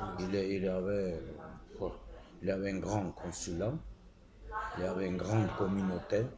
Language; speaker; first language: French; non-native, fluent; Armenian